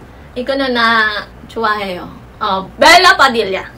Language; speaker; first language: Korean; non-native, learner; Filipino